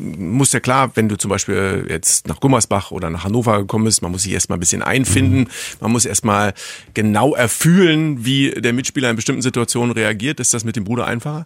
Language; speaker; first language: German; native; German